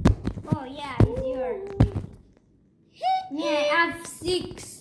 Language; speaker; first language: English; non-native, learner; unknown